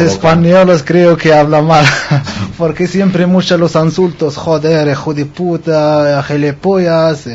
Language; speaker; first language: Spanish; non-native, learner; Arabic